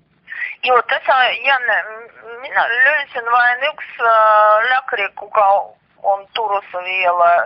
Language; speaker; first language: Finnish; non-native, learner; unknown